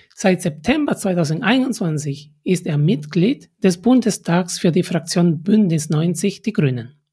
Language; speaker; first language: German; non-native, fluent; Spanish